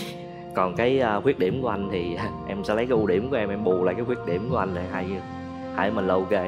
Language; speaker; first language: Vietnamese; native; Vietnamese